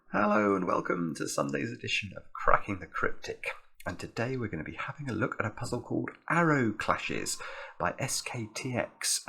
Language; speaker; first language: English; native; English